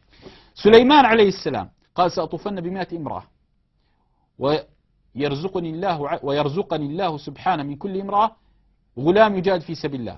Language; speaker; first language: Arabic; native; Arabic